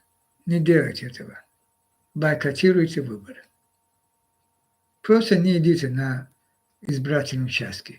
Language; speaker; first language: Russian; non-native, local second language; Azerbaijani